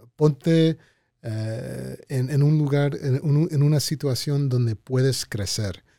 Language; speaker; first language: Spanish; early bilingual, heritage; Spanish